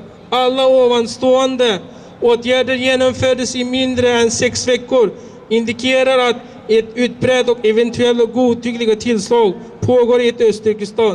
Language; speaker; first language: Swedish; non-native, fluent; Uyghur